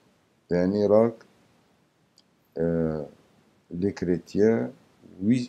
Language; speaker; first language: French; non-native, learner; Arabic